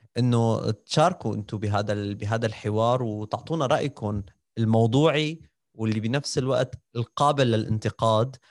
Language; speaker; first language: Arabic; native; Arabic